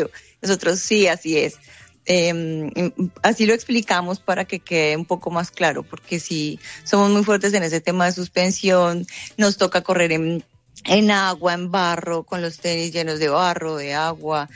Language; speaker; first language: Spanish; native; Spanish